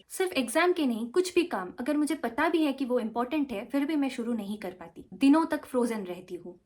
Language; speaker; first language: Hindi; non-native, local second language; Bangla